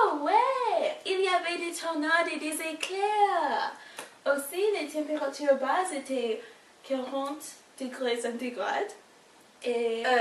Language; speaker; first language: French; non-native, learner; English